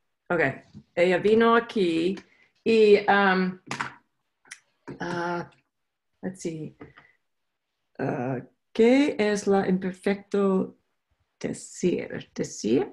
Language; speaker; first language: Spanish; non-native, learner; English